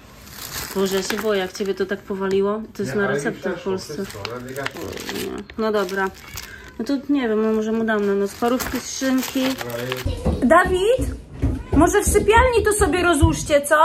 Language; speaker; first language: Polish; native; Polish